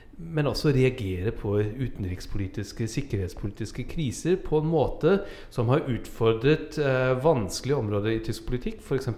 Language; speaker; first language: Norwegian; non-native, fluent; German